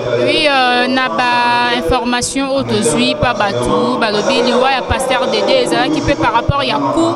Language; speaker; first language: French; non-native, local second language; Lingala